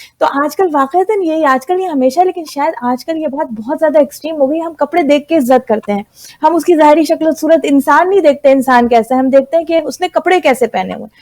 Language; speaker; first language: Urdu; native; Urdu